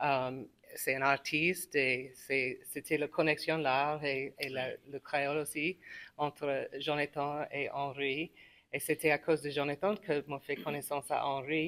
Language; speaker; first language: French; non-native, local second language; English